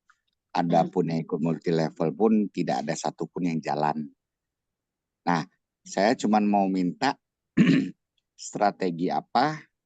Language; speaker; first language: Indonesian; native; Indonesian